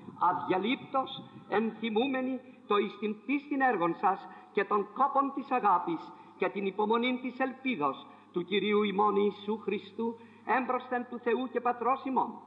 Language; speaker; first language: Greek; non-native, fluent; French